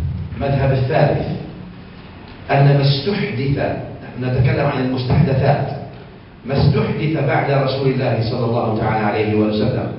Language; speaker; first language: Arabic; native; Arabic